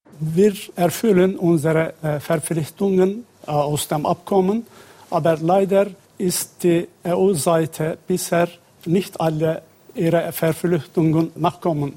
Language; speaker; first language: German; non-native, fluent; Turkish